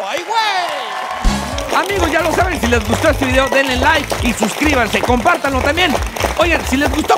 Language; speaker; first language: Spanish; native; Spanish